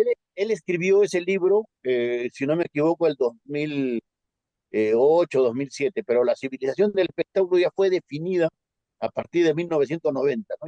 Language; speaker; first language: Spanish; native; Spanish